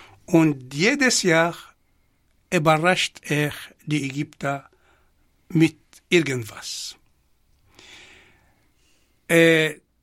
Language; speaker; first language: German; non-native, fluent; Arabic